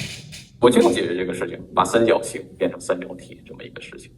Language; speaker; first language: Chinese; native; Chinese